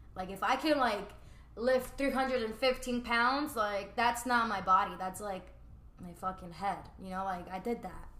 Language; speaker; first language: English; early bilingual, other home language; Spanish